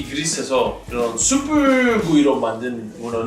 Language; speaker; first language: Korean; non-native, fluent; Greek